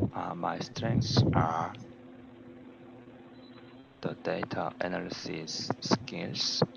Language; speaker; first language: English; non-native, learner; Korean